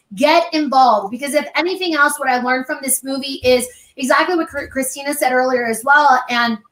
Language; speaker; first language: English; early bilingual, other home language; Spanish